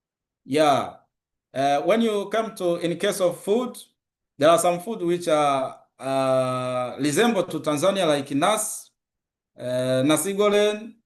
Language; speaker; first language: English; non-native, local second language; Swahili